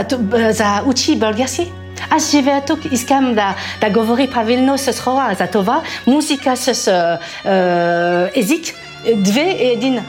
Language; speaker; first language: Bulgarian; non-native, learner; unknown